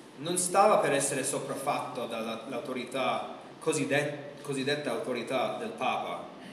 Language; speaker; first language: Italian; non-native, fluent; English